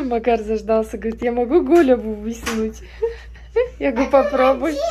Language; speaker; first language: Russian; native; Russian